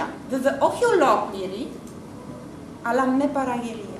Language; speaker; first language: Greek; non-native, learner; Russian